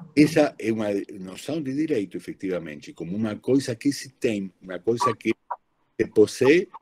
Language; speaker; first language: Portuguese; non-native, learner; Spanish